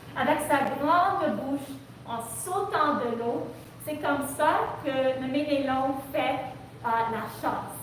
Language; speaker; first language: French; non-native, local second language; English